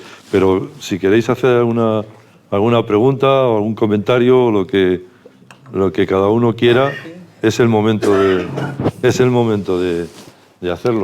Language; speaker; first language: Spanish; native; Spanish